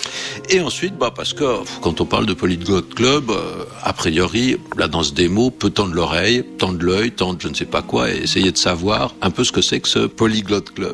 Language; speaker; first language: French; native; French